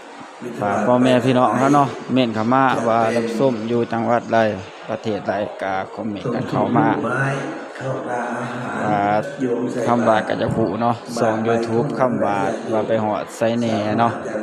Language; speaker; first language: Thai; non-native, local second language; Northeastern Thai